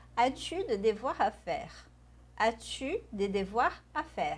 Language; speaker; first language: French; non-native, fluent; Portuguese